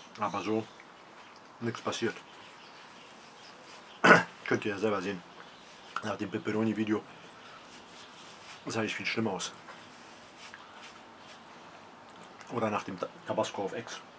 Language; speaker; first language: German; early bilingual, other home language; Polish